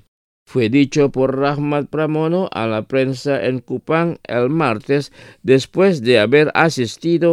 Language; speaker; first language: Spanish; non-native, fluent; Indonesian